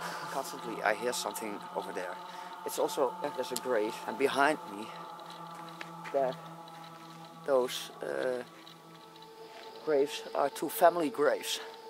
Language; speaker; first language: English; non-native, fluent; Dutch